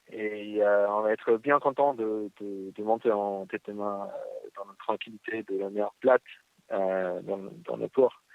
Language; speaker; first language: French; non-native, fluent; English